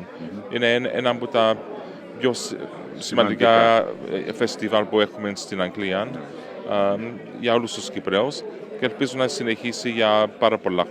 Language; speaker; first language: Greek; early bilingual, heritage; Greek